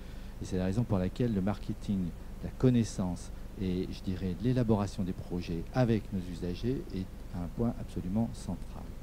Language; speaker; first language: French; native; French